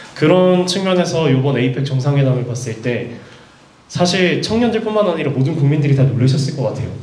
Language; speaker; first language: Korean; native; Korean